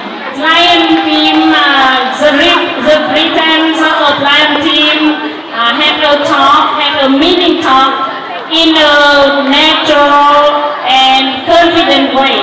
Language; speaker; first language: English; non-native, fluent; Vietnamese